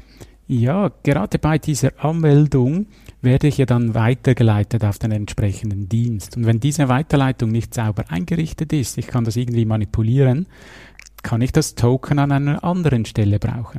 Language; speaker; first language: German; native; German